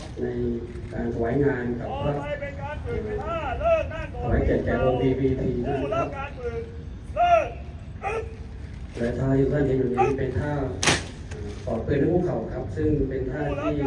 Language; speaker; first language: Thai; native; Thai